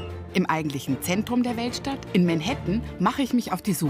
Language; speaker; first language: German; native; German